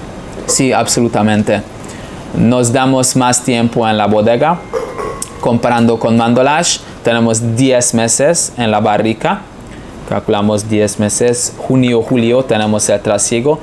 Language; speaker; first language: Spanish; non-native, fluent; Hungarian